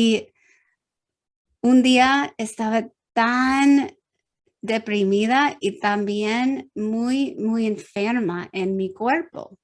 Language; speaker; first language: Spanish; non-native, learner; English